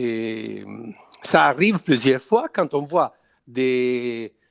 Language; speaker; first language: French; non-native, fluent; Italian